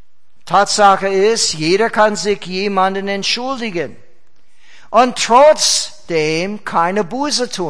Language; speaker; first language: German; non-native, fluent; English